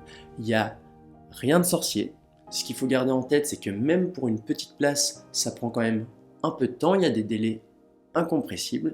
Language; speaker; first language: French; native; French